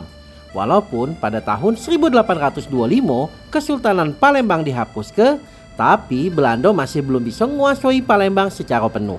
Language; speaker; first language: Indonesian; native; Indonesian